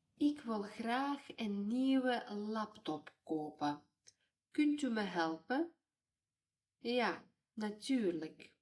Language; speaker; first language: Dutch; non-native, fluent; Ukrainian